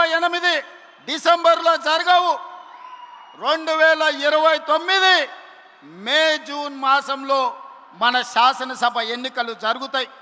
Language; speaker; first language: Telugu; native; Telugu